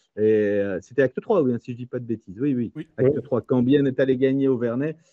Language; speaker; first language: French; native; French